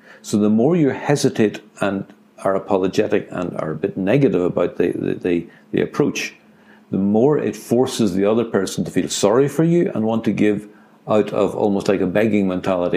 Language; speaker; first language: English; native; English